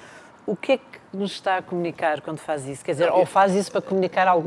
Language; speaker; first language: Portuguese; native; Portuguese